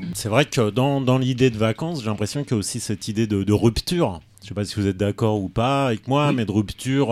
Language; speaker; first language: French; native; French